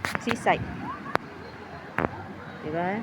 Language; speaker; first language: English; non-native, learner; Filipino